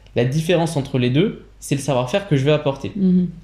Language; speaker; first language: French; native; French